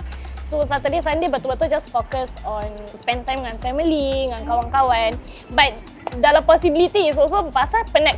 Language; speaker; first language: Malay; native; Malay